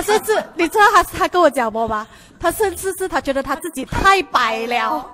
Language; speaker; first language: Chinese; early bilingual, heritage; Chinese